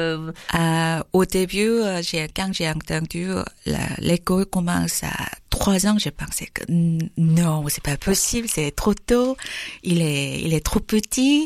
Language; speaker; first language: French; non-native, learner; Korean